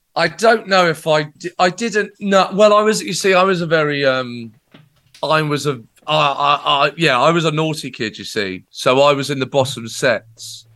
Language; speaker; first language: English; native; English